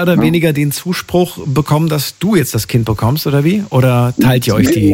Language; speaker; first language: German; native; German